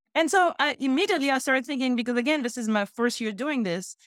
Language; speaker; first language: English; non-native, fluent; French